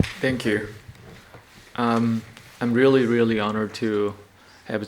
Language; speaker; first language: English; non-native, learner; Korean